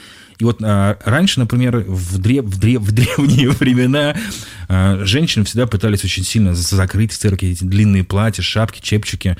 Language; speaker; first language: Russian; native; Russian